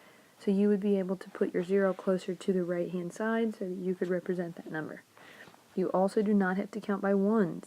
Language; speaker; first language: English; native; English